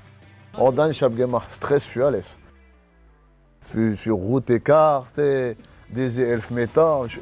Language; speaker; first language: German; non-native, learner; French